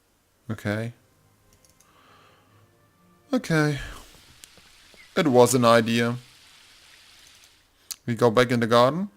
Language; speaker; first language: English; non-native, learner; German